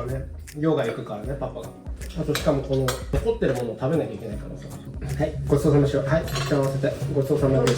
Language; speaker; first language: Japanese; native; Japanese